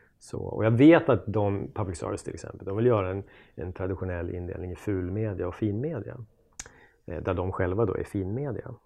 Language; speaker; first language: Swedish; native; Swedish